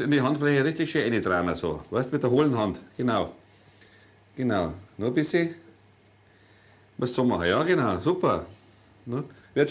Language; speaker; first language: German; native; German